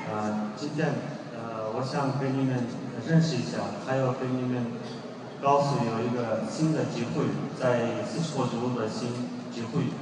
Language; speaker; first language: Chinese; non-native, learner; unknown